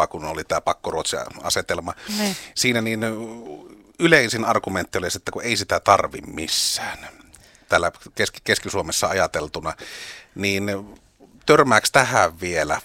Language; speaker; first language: Finnish; native; Finnish